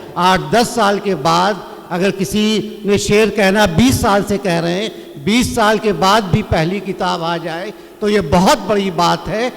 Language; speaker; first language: Urdu; native; Urdu